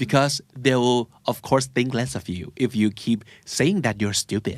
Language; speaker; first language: English; non-native, fluent; Thai